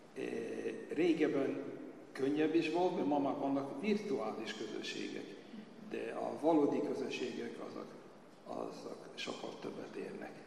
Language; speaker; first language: Hungarian; early bilingual, heritage; Hungarian